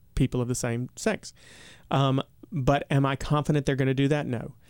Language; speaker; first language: English; native; English